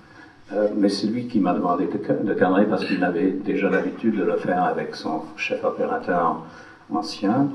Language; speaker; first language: French; non-native, fluent; English